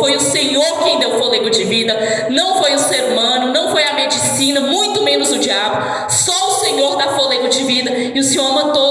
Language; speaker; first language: Portuguese; native; Portuguese